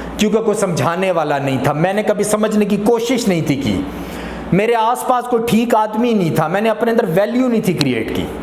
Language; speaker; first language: Urdu; non-native, local second language; Punjabi